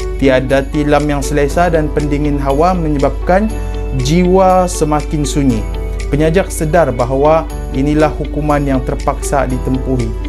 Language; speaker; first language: Malay; native; Malay